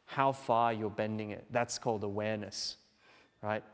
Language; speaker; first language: English; native; English